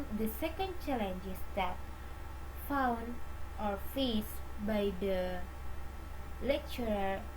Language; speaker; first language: English; non-native, learner; Indonesian